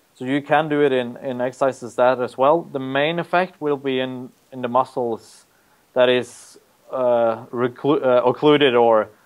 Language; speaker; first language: English; non-native, fluent; Norwegian